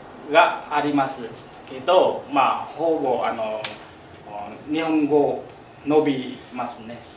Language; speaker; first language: Japanese; non-native, fluent; Vietnamese